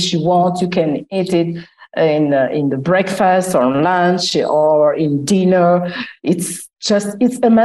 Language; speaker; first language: English; non-native, learner; Lingala